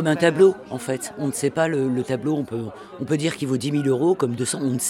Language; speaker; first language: French; native; French